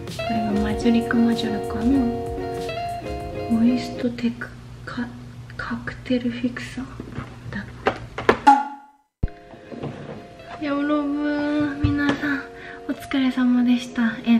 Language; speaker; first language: Japanese; native; Japanese